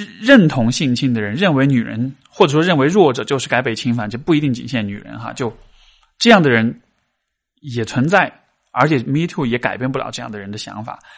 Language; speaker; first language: Chinese; native; Chinese